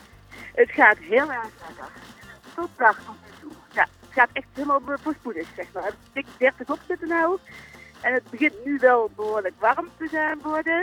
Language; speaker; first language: Dutch; native; Dutch